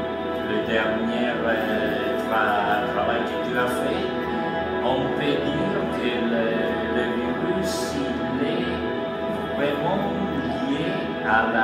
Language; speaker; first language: French; non-native, fluent; Italian